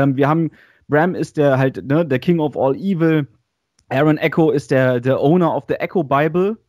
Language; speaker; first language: German; native; German